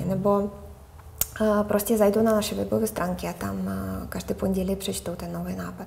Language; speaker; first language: Czech; non-native, fluent; Russian